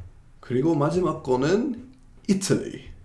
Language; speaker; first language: Korean; non-native, fluent; English